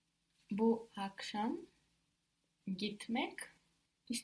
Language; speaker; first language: Turkish; non-native, learner; English